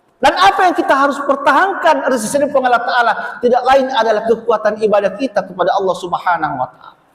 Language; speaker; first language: Malay; non-native, local second language; Buginese